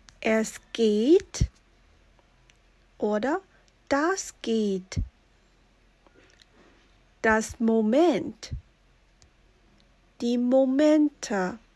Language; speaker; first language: German; non-native, fluent; Chinese